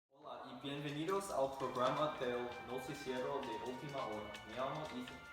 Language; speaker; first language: Spanish; non-native, learner; English